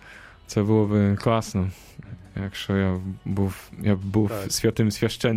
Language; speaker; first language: Ukrainian; non-native, fluent; Polish